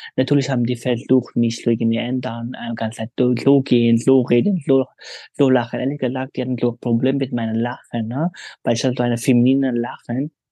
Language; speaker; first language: German; non-native, fluent; Pashto